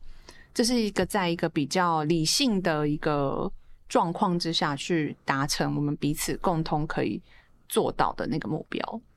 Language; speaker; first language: Chinese; native; Chinese